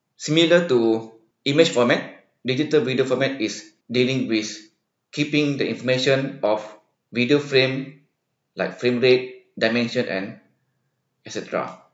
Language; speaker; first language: English; non-native, local second language; Malay